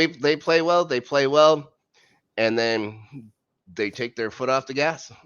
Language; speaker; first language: English; native; English